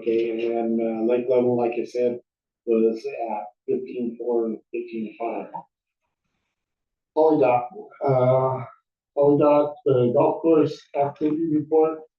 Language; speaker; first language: English; native; English